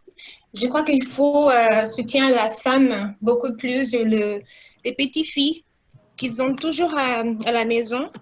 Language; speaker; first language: French; non-native, local second language; Portuguese